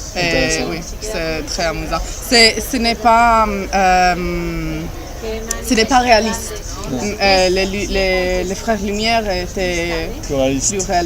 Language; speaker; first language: French; non-native, learner; Italian